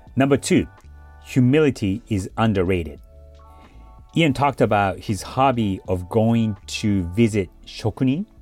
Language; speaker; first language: English; early bilingual, other home language; Japanese